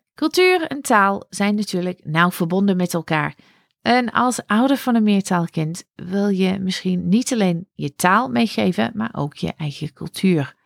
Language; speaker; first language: Dutch; non-native, fluent; English